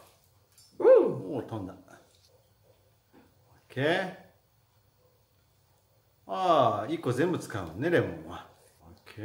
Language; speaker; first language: Japanese; native; Japanese